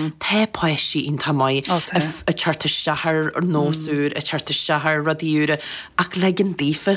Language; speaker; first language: Irish; native; Irish